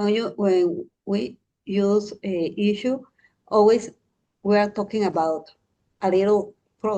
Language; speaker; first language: English; non-native, learner; Spanish